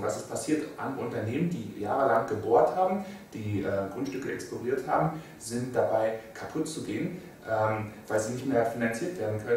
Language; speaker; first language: German; native; German